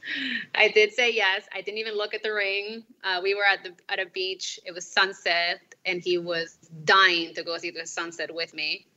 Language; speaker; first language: English; non-native, fluent; Spanish